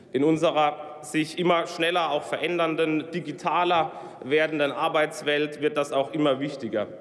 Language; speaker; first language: German; native; German